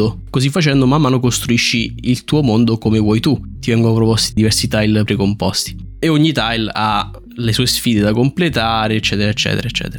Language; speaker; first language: Italian; native; Italian